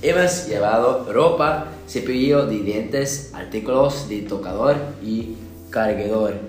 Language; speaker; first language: Spanish; non-native, learner; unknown